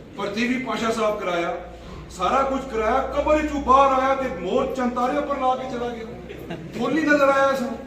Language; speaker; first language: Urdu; non-native, local second language; Punjabi